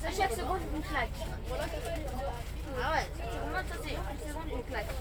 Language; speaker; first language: French; native; French